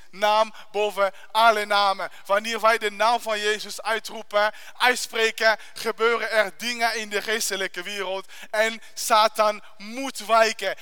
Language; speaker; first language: Dutch; non-native, fluent; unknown